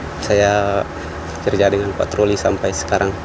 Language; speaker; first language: Indonesian; non-native, local second language; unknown